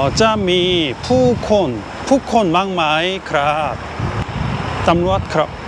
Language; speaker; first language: Thai; non-native, learner; Korean